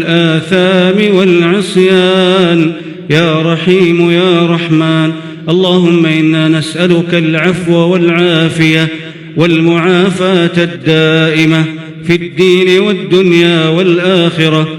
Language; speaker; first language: Arabic; native; Arabic